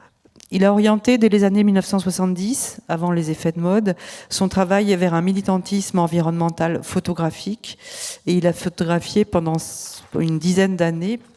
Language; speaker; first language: French; native; French